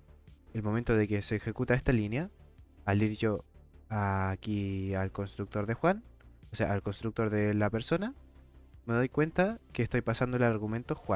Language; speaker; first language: Spanish; native; Spanish